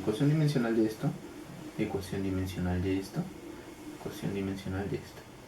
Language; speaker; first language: Spanish; native; Spanish